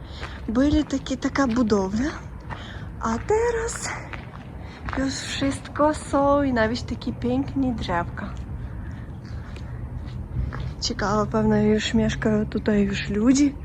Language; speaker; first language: Polish; non-native, learner; Russian